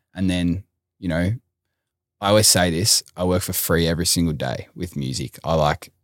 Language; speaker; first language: English; native; English